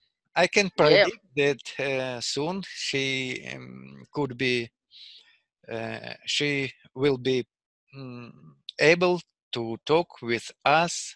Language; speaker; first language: English; non-native, learner; Russian